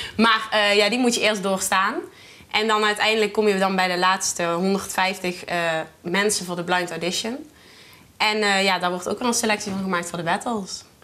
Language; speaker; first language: Dutch; native; Dutch